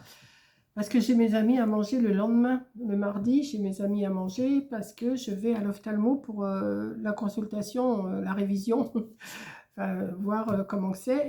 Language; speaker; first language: French; native; French